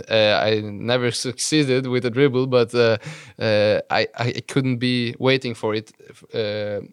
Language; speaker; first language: English; non-native, fluent; Norwegian